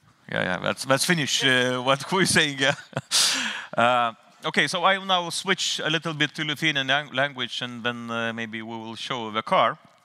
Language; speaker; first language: English; non-native, fluent; Lithuanian